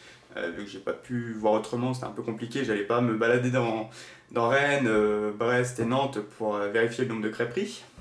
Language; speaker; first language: French; native; French